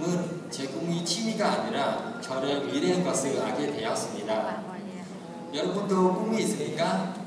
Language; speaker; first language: Korean; non-native, learner; Khmer